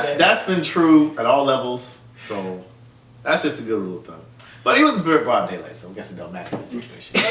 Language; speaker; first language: English; native; English